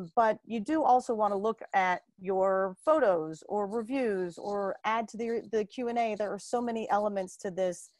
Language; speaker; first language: English; native; English